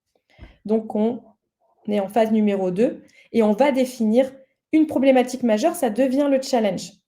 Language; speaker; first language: French; native; French